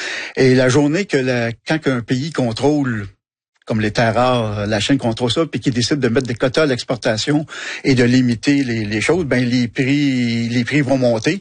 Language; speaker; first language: French; native; French